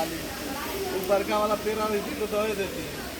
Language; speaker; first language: Hindi; non-native, local second language; Maithili